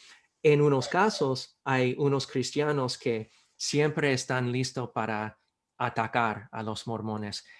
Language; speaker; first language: Spanish; non-native, fluent; English